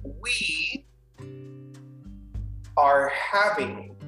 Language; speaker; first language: English; non-native, fluent; Spanish